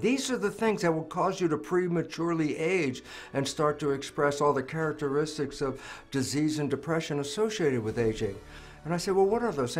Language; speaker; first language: English; native; English